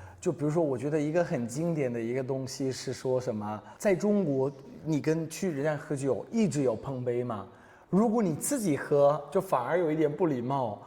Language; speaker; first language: Chinese; non-native, fluent; Italian